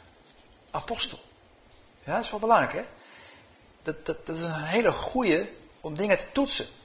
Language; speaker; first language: Dutch; native; Dutch